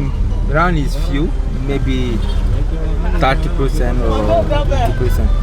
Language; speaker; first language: English; non-native, learner; Sango